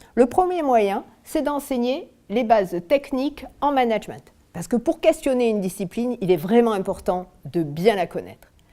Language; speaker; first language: French; native; French